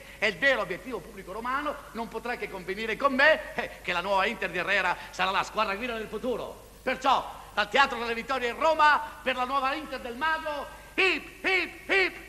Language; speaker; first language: Italian; native; Italian